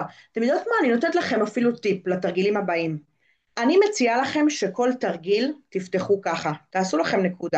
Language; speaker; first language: Hebrew; native; Hebrew